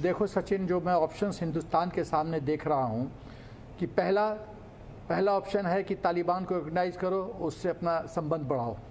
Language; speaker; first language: Hindi; native; Hindi